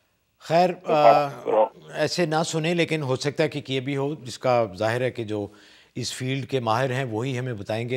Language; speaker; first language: Urdu; native; Urdu